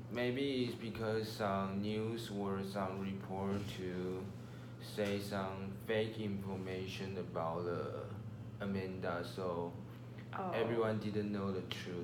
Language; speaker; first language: English; non-native, learner; Chinese